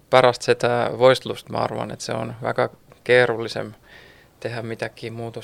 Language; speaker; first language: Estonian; non-native, learner; Finnish